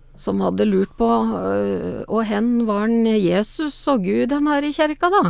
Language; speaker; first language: Norwegian; native; Norwegian